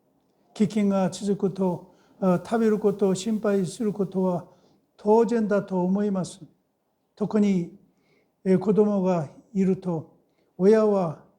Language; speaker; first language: Japanese; non-native, fluent; Korean